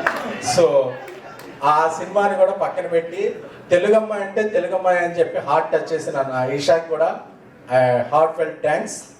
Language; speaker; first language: Telugu; native; Telugu